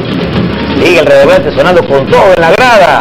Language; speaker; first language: Spanish; native; Spanish